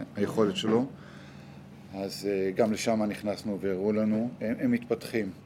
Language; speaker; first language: Hebrew; native; Hebrew